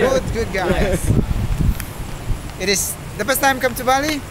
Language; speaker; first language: English; non-native, learner; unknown